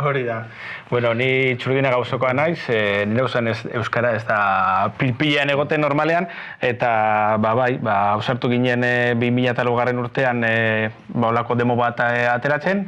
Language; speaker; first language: Basque; non-native, local second language; Spanish